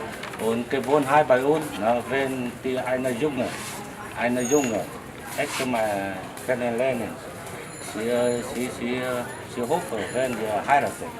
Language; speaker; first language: German; non-native, learner; Vietnamese